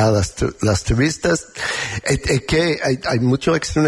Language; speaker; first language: Spanish; non-native, learner; English